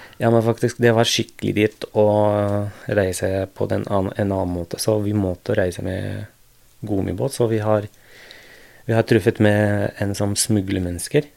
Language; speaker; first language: Norwegian; non-native, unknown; Arabic